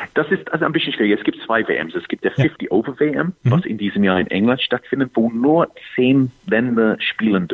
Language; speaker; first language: German; non-native, fluent; English